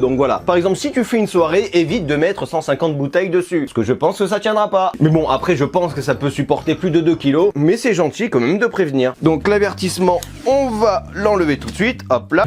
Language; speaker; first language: French; native; French